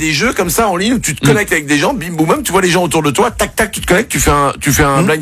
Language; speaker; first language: French; native; French